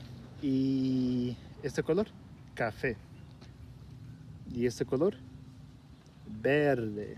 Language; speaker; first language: Spanish; early bilingual, heritage; Spanish